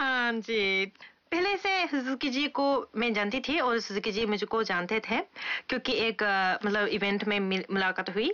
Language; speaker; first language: Hindi; non-native, fluent; Japanese